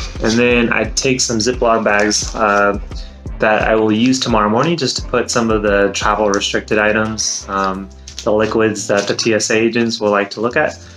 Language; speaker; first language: English; native; English